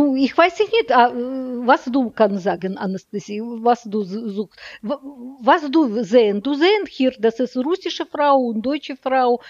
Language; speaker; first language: German; non-native, learner; Russian